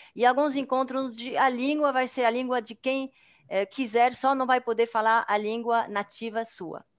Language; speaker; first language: Portuguese; non-native, fluent; French